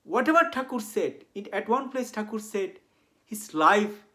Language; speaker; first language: English; non-native, local second language; Bangla